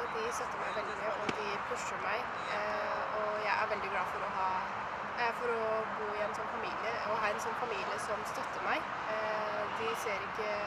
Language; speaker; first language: Norwegian; early bilingual, other home language; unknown